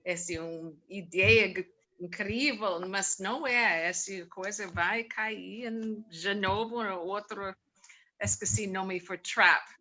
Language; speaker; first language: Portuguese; non-native, learner; English